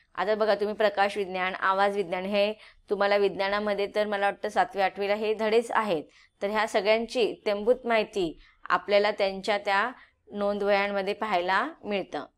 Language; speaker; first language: Marathi; native; Marathi